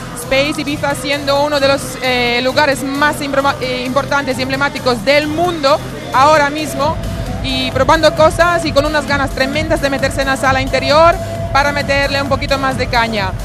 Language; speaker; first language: Spanish; native; Spanish